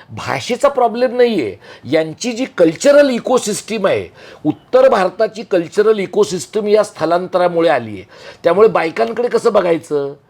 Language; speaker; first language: Marathi; native; Marathi